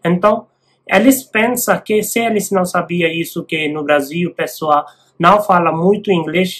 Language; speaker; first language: Portuguese; non-native, learner; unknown